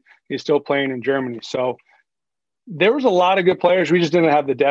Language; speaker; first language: English; native; English